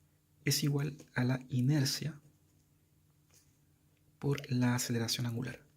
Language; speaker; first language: Spanish; native; Spanish